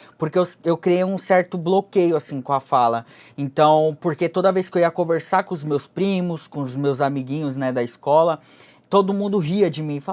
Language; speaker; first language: Portuguese; early bilingual, other home language; Japanese